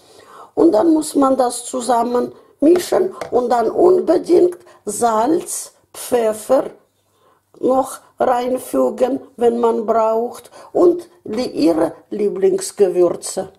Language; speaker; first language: German; non-native, fluent; Russian